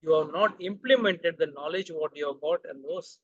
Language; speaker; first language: English; non-native, local second language; Hindi